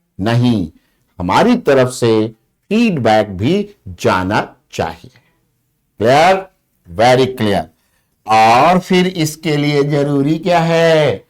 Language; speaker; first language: Hindi; native; Hindi